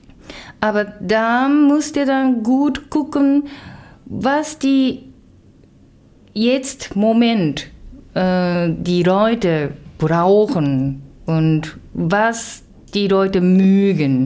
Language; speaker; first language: German; non-native, learner; Japanese